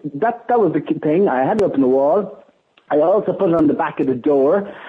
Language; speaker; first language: English; native; English